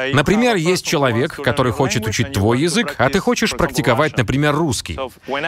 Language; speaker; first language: Russian; non-native, fluent; Spanish